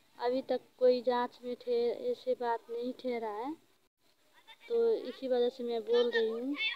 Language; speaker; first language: Hindi; non-native, local second language; Maithili